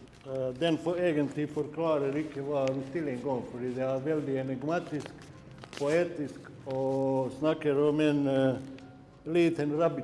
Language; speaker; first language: Norwegian; non-native, fluent; Bosnian